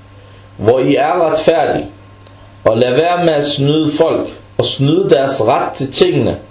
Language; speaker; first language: Danish; early bilingual, other home language; Arabic